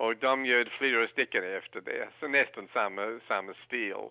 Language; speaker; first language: Swedish; non-native, learner; English